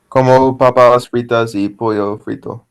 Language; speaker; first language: Spanish; non-native, learner; English